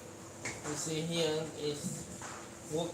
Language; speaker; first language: English; non-native, learner; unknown